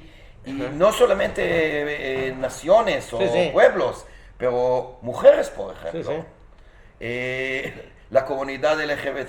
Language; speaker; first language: Spanish; non-native, fluent; Hebrew